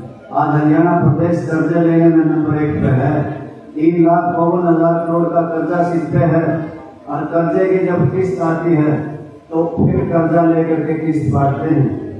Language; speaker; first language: Hindi; native; Hindi